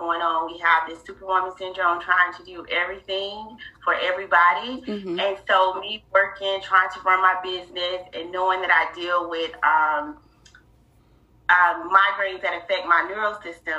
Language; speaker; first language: English; native; English